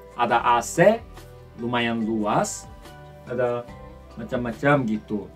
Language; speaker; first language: Indonesian; non-native, fluent; Korean